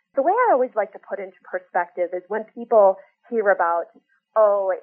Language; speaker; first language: English; native; English